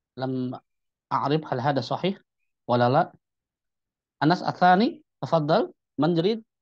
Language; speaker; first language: Arabic; non-native, fluent; Indonesian